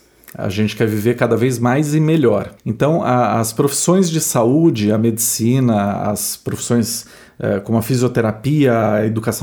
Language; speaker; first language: Portuguese; native; Portuguese